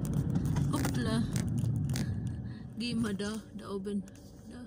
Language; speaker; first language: German; non-native, learner; Filipino